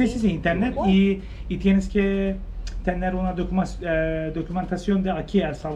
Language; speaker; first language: Spanish; non-native, learner; Turkish